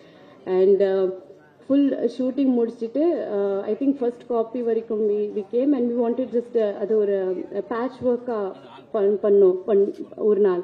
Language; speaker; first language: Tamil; non-native, learner; Marathi